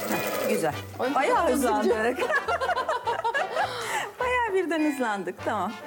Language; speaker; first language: Turkish; native; Turkish